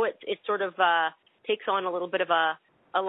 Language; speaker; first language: English; native; English